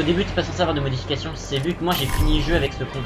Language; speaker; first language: French; native; French